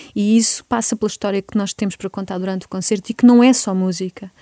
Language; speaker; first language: Portuguese; native; Portuguese